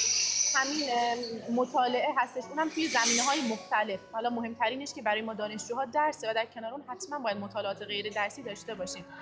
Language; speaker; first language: Persian; native; Persian